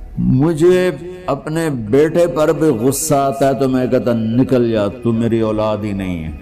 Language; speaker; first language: Urdu; non-native, local second language; Punjabi